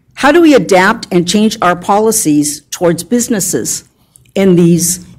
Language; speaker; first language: English; early bilingual, other home language; Spanish